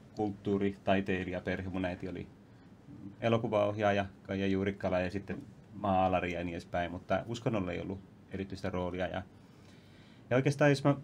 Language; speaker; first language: Finnish; native; Finnish